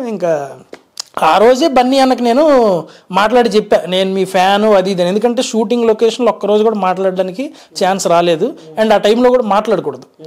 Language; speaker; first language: Telugu; native; Telugu